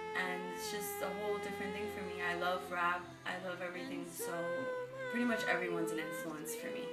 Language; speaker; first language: English; native; English